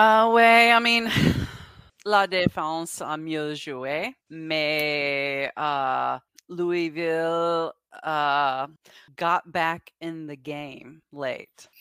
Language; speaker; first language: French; non-native, learner; English